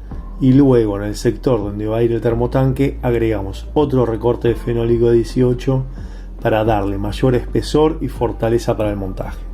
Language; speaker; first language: Spanish; native; Spanish